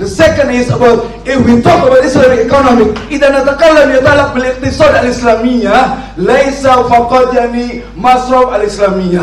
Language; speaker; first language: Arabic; non-native, learner; Malay